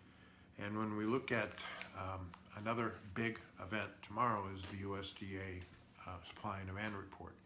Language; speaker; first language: English; native; English